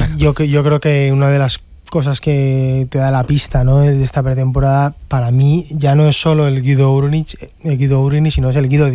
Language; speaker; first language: Spanish; native; Spanish